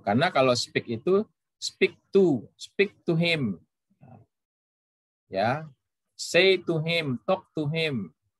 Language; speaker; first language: English; non-native, fluent; Indonesian